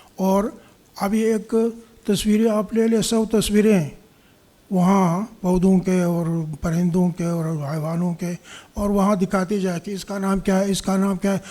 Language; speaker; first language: Urdu; non-native, local second language; Pashto